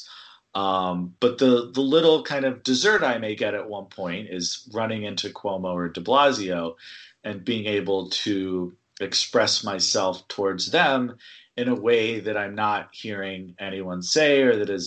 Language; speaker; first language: English; native; English